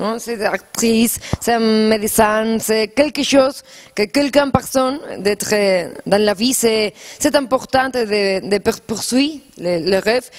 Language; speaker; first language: French; non-native, learner; Spanish